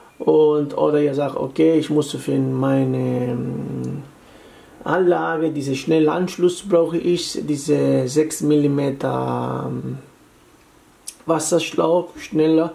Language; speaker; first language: German; non-native, fluent; Italian